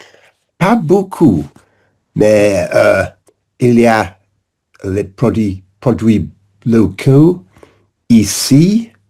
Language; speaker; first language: French; non-native, learner; English